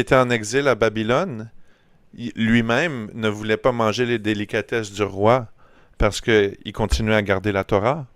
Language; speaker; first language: French; native; French